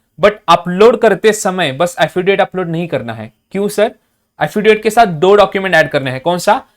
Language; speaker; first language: Hindi; non-native, local second language; Marathi